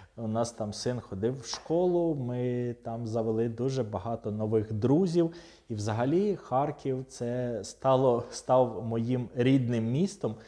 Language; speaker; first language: Ukrainian; non-native, local second language; Russian